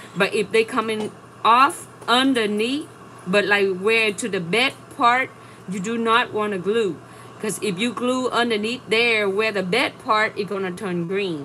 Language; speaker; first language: English; non-native, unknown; Vietnamese